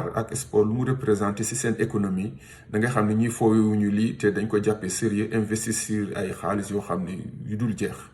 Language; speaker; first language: Wolof; non-native, local second language; Fula